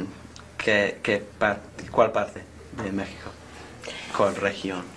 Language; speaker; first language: Spanish; non-native, learner; English